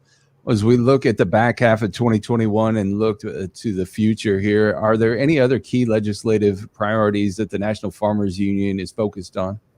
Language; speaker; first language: English; native; English